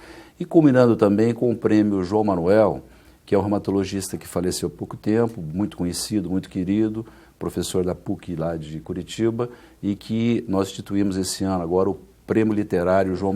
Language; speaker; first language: Portuguese; native; Portuguese